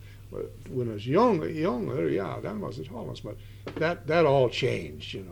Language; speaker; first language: English; early bilingual, other home language; Dutch